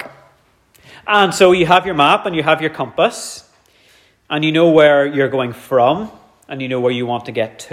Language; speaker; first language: English; native; English